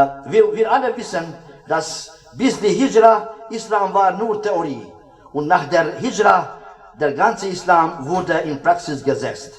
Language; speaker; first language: German; non-native, learner; Albanian